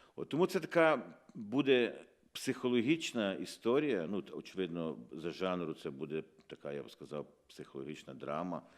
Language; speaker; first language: Ukrainian; native; Ukrainian